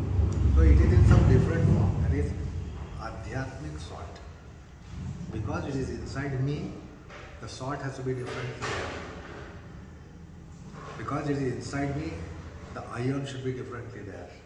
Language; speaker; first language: English; non-native, fluent; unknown